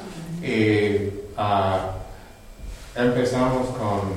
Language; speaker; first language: Spanish; non-native, learner; English